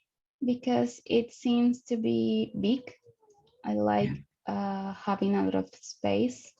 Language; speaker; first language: English; non-native, learner; Spanish